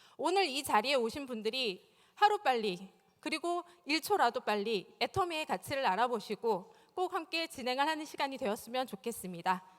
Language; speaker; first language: Korean; native; Korean